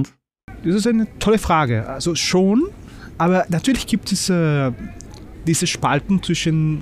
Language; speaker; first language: German; non-native, fluent; Spanish